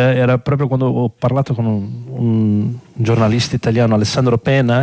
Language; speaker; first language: Italian; non-native, fluent; Portuguese